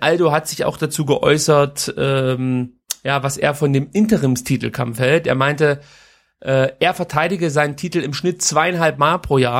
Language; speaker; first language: German; native; German